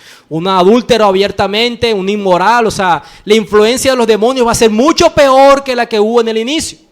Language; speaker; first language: Spanish; native; Spanish